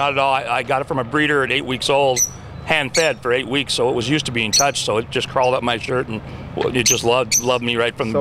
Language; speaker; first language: English; native; English